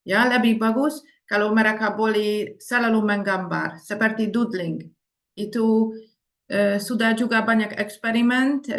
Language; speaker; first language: Indonesian; non-native, fluent; Hungarian